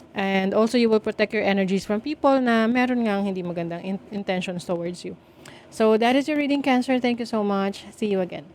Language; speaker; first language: English; non-native, local second language; Filipino